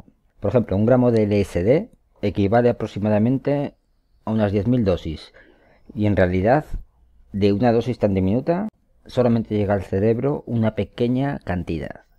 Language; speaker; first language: Spanish; native; Spanish